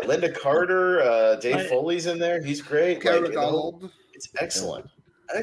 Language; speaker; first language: English; native; English